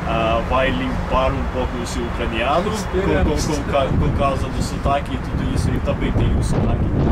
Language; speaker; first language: Portuguese; non-native, learner; Ukrainian